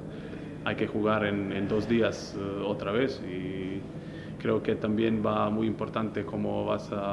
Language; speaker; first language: Spanish; non-native, fluent; Slovenian